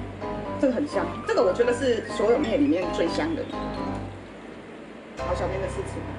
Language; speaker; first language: Chinese; native; Chinese